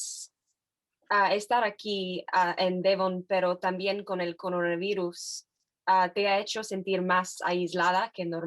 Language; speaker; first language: Spanish; non-native, fluent; English